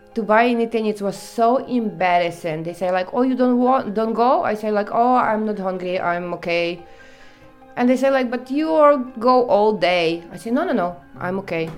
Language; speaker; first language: English; non-native, learner; Ukrainian